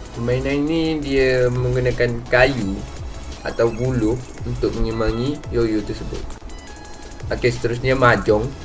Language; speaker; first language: Malay; native; Malay